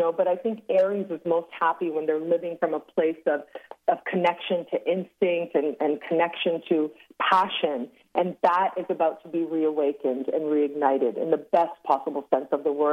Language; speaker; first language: English; native; English